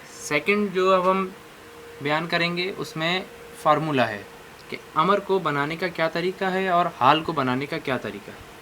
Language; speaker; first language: Urdu; native; Urdu